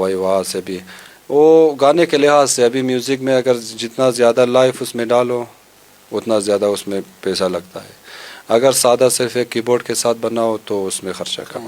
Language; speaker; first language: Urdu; non-native, local second language; Hazaragi